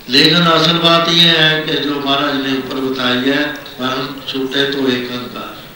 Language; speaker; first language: Hindi; non-native, local second language; Punjabi